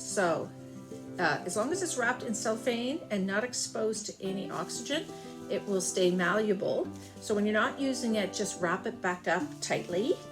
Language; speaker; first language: English; native; English